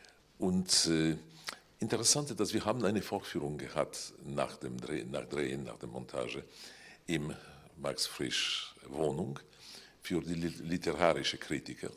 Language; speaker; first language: German; non-native, fluent; Polish